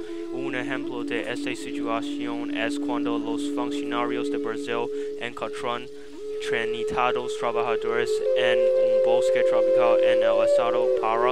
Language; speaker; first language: Spanish; non-native, learner; English